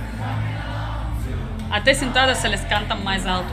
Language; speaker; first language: Portuguese; non-native, learner; Russian